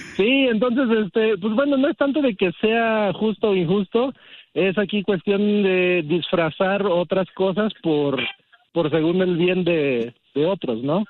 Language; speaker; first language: Spanish; early bilingual, heritage; Spanish